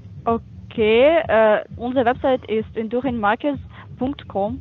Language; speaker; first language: German; non-native, fluent; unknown